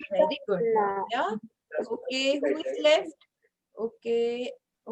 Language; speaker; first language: English; non-native, local second language; Hindi